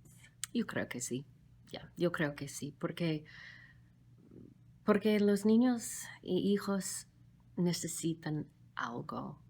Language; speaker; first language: Spanish; non-native, fluent; English